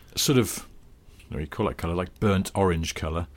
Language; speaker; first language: English; native; English